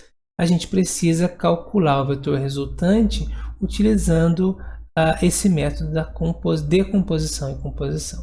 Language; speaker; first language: Portuguese; native; Portuguese